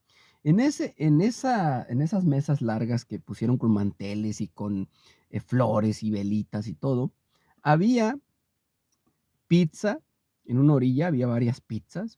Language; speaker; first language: Spanish; native; Spanish